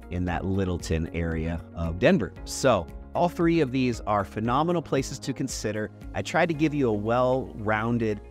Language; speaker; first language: English; native; English